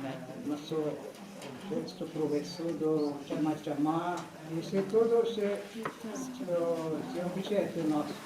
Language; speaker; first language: Portuguese; non-native, local second language; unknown